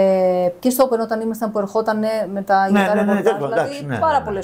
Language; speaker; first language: Greek; native; Greek